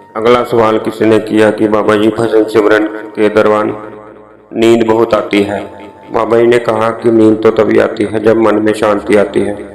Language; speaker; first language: Hindi; native; Hindi